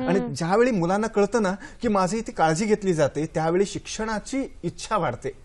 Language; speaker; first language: Marathi; non-native, local second language; Kannada